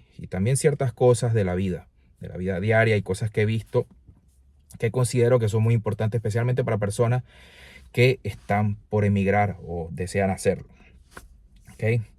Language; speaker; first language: Spanish; native; Spanish